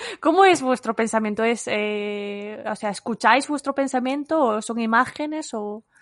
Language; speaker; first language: Spanish; non-native, local second language; Galician